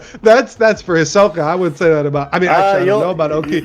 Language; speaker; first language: English; native; English